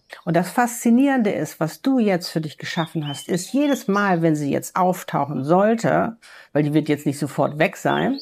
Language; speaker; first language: German; native; German